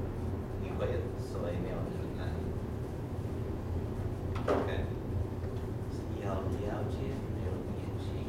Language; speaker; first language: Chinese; non-native, learner; English